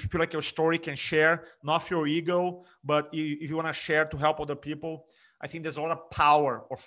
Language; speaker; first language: English; non-native, fluent; Portuguese